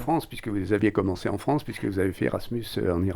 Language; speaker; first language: French; native; French